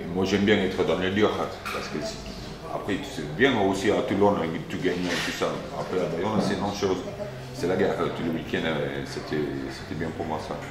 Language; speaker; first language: French; non-native, fluent; Afrikaans